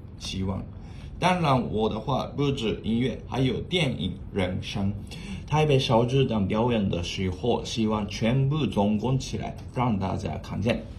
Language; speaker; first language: Chinese; non-native, fluent; Japanese